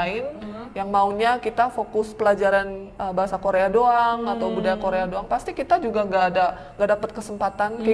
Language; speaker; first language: Indonesian; early bilingual, other home language; Korean